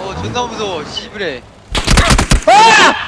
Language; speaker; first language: Korean; native; Korean